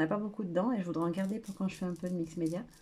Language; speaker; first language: French; native; French